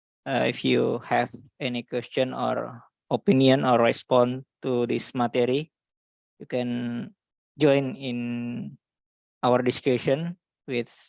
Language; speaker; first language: English; non-native, learner; Indonesian